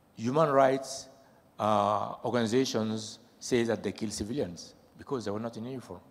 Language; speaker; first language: English; non-native, fluent; French